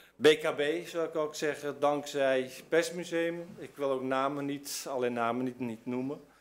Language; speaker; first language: Dutch; early bilingual, other home language; Turkish